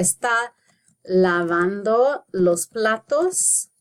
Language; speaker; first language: Spanish; non-native, fluent; English